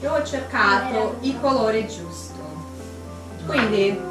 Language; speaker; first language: Italian; non-native, learner; Portuguese